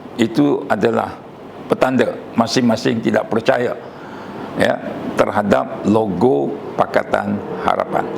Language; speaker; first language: Malay; native; Malay